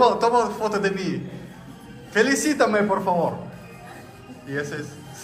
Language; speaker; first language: Spanish; non-native, learner; Russian